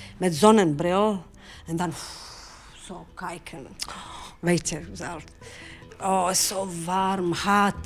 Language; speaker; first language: Dutch; non-native, fluent; Bosnian